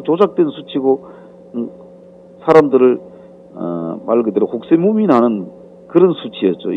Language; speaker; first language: Korean; native; Korean